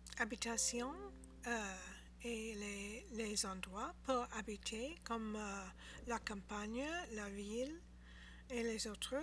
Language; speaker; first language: French; non-native, learner; English